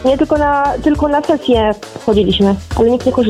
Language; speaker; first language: Polish; native; Polish